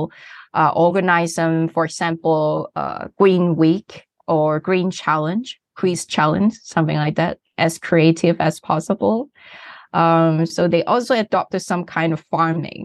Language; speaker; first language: English; non-native, local second language; Cantonese